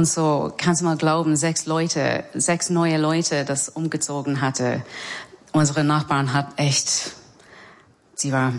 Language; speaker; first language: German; non-native, learner; English